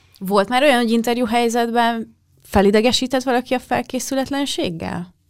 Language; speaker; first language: Hungarian; native; Hungarian